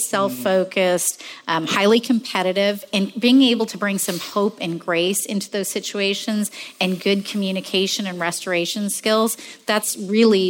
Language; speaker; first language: English; native; English